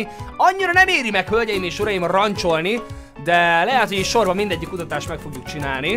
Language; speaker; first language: Hungarian; native; Hungarian